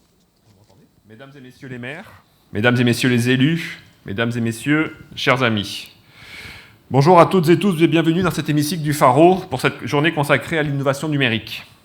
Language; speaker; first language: French; native; French